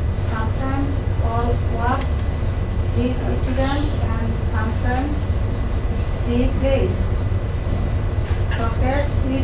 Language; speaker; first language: English; non-native, learner; Arabic